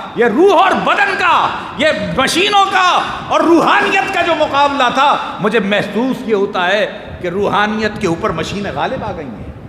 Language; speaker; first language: Urdu; native; Urdu